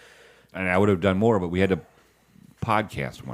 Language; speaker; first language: English; native; English